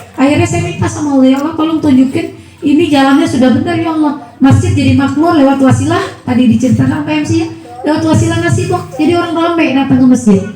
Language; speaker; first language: Indonesian; native; Indonesian